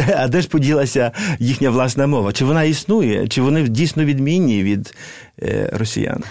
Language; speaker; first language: Ukrainian; native; Ukrainian